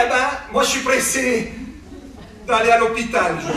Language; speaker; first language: French; native; French